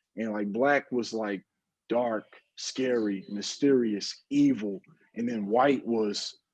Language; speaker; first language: English; native; English